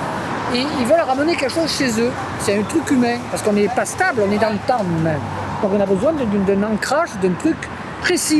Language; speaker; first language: French; native; French